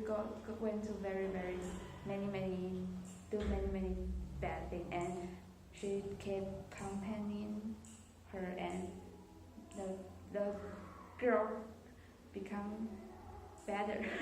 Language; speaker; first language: English; non-native, learner; Chinese